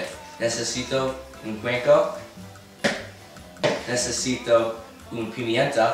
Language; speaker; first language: Spanish; non-native, learner; English